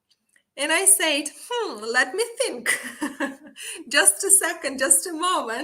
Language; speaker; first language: English; non-native, fluent; Ukrainian